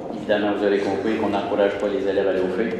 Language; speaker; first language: French; native; French